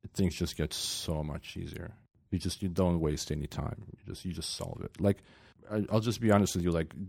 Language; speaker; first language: English; non-native, fluent; Ukrainian